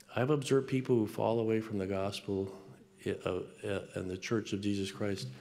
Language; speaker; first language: English; native; English